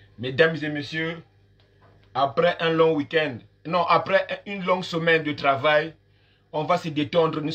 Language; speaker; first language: French; non-native, local second language; Lingala